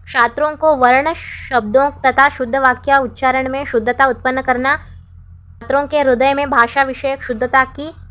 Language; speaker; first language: Hindi; non-native, local second language; Kannada